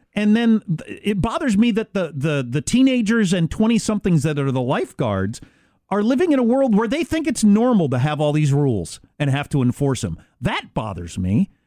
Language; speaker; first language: English; native; English